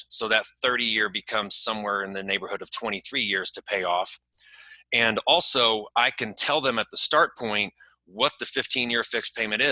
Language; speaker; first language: English; native; English